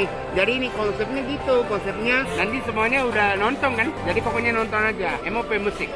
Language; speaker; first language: Indonesian; early bilingual, other home language; Japanese